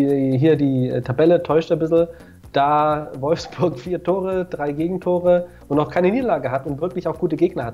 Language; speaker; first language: German; native; German